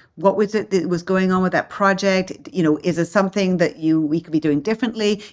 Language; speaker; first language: English; native; English